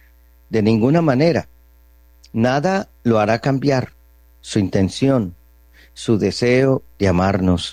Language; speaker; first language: Spanish; native; Spanish